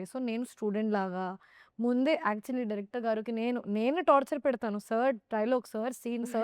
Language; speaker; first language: Telugu; non-native, fluent; Hindi